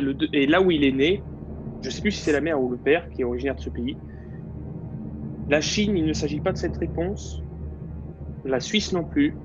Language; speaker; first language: French; native; French